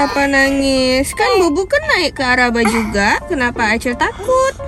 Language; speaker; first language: Indonesian; native; Indonesian